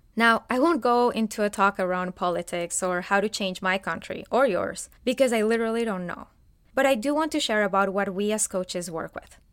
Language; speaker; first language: English; non-native, fluent; Spanish